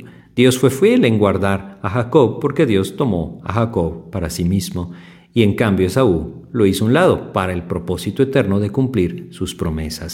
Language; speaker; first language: Spanish; native; Spanish